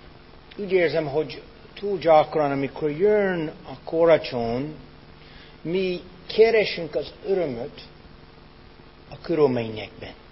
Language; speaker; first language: Hungarian; non-native, fluent; English